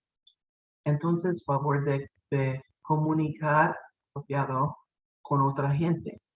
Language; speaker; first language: Spanish; non-native, fluent; English